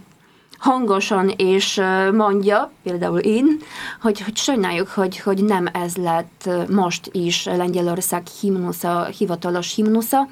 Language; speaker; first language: Hungarian; non-native, fluent; Polish